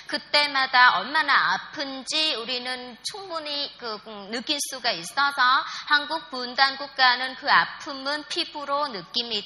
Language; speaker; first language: Korean; non-native, fluent; Vietnamese